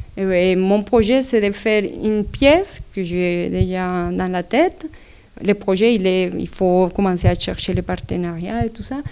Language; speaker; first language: French; non-native, fluent; Spanish